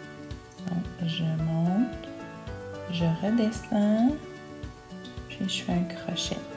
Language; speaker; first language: French; native; French